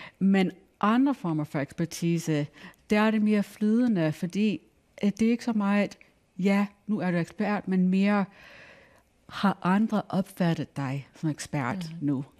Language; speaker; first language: Danish; non-native, fluent; English